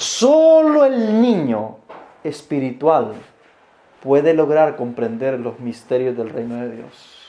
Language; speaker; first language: Spanish; native; Spanish